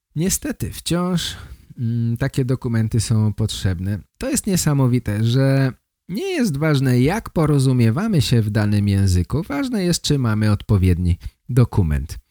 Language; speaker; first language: Polish; native; Polish